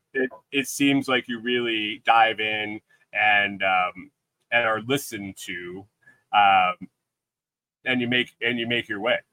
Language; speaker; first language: English; native; English